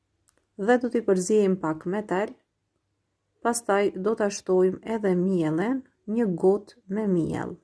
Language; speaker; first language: Albanian; native; Albanian